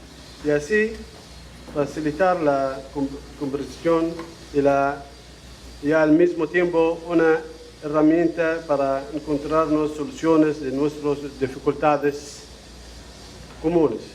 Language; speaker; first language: Spanish; non-native, fluent; Arabic